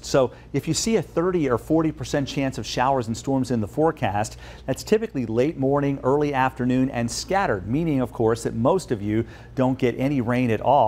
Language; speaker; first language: English; native; English